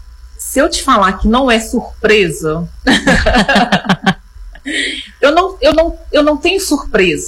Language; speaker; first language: Portuguese; native; Portuguese